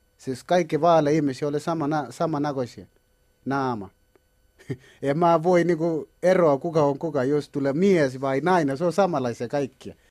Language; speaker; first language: Finnish; non-native, learner; Kalenjin